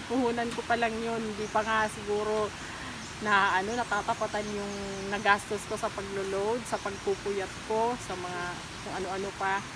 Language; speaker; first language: Filipino; non-native, local second language; Waray